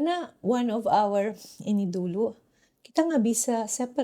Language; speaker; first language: Indonesian; non-native, fluent; Filipino